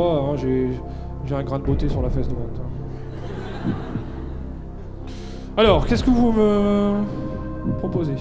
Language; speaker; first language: French; native; French